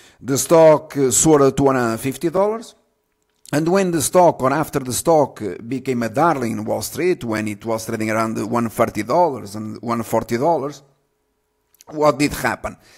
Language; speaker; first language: English; non-native, fluent; Portuguese